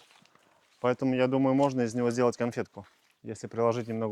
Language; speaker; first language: Russian; native; Russian